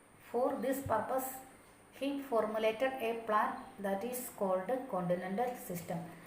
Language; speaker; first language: English; non-native, local second language; Malayalam